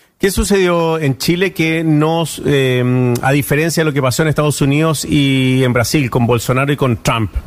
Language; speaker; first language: Spanish; native; Spanish